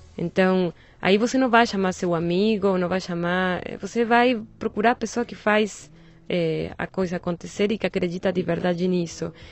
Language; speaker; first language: Portuguese; non-native, fluent; Spanish